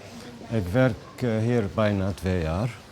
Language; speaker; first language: Dutch; non-native, learner; Arabic